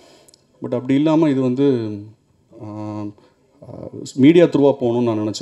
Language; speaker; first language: Tamil; native; Tamil